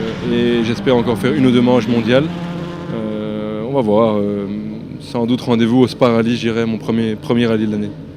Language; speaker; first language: French; native; French